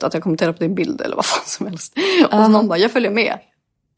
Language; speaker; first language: Swedish; native; Swedish